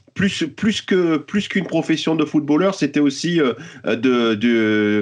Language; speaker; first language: French; native; French